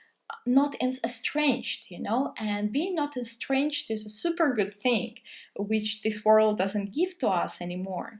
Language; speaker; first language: English; non-native, fluent; Russian